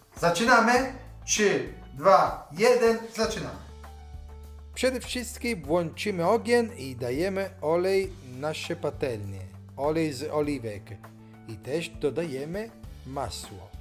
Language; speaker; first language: Polish; non-native, learner; Italian